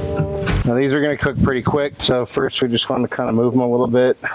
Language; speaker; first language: English; native; English